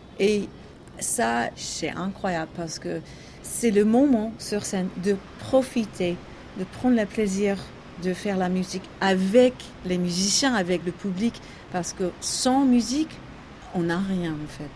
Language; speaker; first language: French; non-native, learner; English